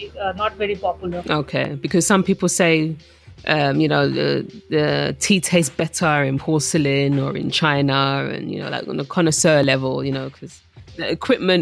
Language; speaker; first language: English; native; English